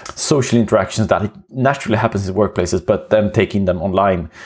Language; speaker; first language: English; non-native, fluent; Swedish